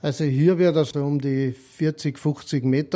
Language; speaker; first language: German; native; German